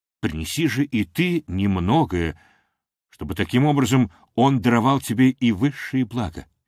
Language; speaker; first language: Russian; non-native, local second language; Armenian